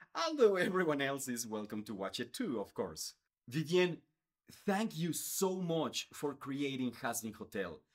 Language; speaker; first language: English; non-native, fluent; Spanish